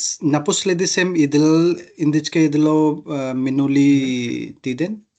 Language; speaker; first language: Czech; non-native, learner; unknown